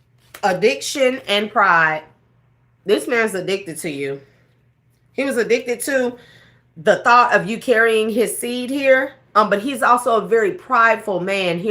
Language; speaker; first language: English; native; English